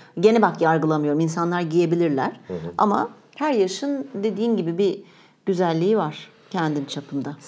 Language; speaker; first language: Turkish; native; Turkish